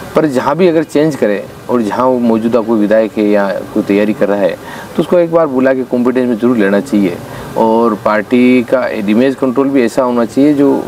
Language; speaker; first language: Hindi; native; Hindi